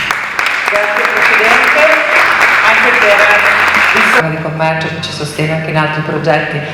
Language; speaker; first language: Italian; native; Italian